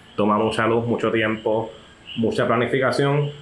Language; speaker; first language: Spanish; native; Spanish